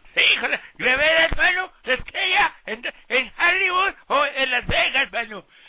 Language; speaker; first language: Spanish; native; Spanish